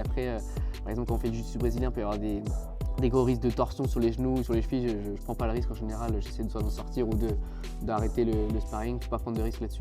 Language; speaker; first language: French; native; French